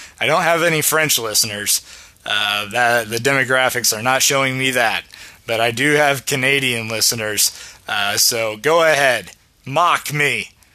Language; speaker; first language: English; native; English